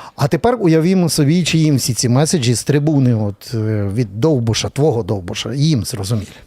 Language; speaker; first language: Ukrainian; native; Ukrainian